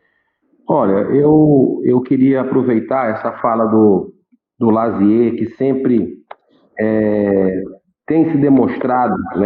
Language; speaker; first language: Portuguese; native; Portuguese